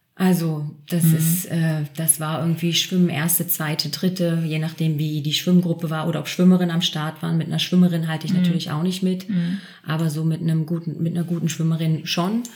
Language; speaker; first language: German; native; German